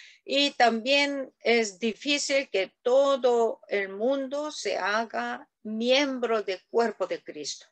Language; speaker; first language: Spanish; non-native, learner; Korean